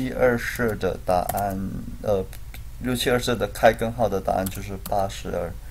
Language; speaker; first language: Chinese; non-native, fluent; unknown